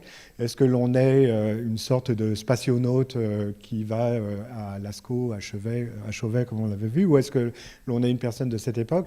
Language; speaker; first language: French; native; French